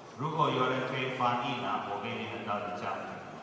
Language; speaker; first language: Chinese; non-native, fluent; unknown